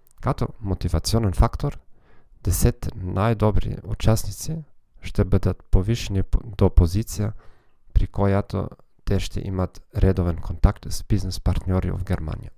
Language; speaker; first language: Macedonian; non-native, learner; German